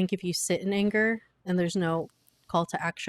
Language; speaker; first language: English; native; English